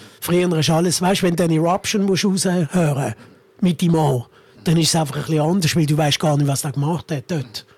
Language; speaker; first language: German; early bilingual, other home language; Italian